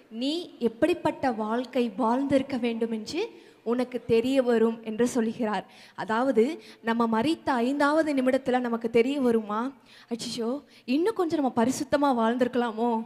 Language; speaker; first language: Tamil; native; Tamil